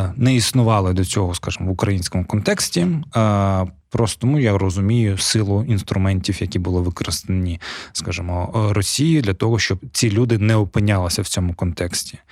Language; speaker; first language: Ukrainian; non-native, local second language; Russian